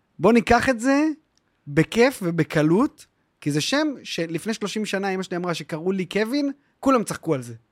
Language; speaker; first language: Hebrew; native; Hebrew